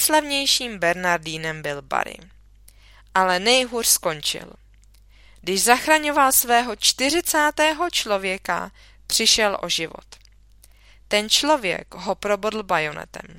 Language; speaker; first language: Czech; native; Czech